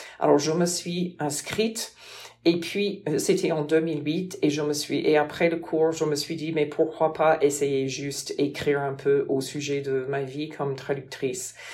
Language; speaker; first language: French; non-native, fluent; English